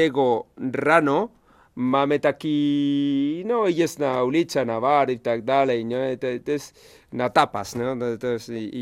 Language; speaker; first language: Polish; non-native, learner; Spanish